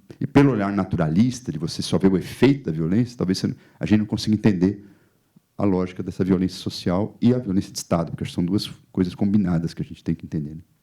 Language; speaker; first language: Portuguese; native; Portuguese